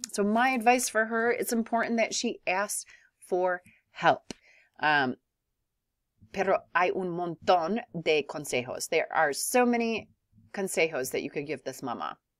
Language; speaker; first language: English; native; English